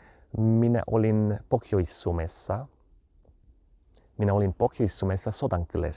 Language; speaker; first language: Finnish; non-native, learner; Hungarian